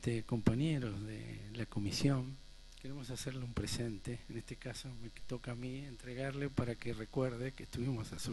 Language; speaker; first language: Spanish; native; Spanish